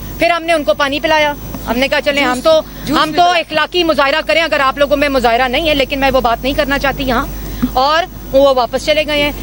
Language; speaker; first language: Urdu; native; Urdu